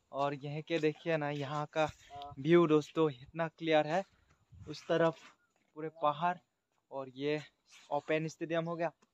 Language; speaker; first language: Hindi; non-native, local second language; Khasi